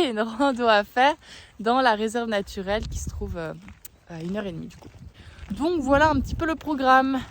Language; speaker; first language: French; native; French